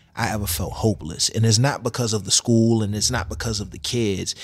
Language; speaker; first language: English; native; English